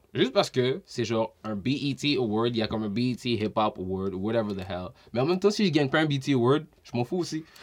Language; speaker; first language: French; native; French